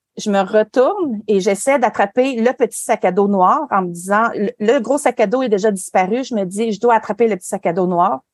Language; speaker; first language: French; native; French